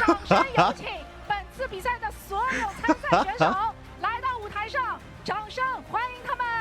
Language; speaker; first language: Chinese; native; Chinese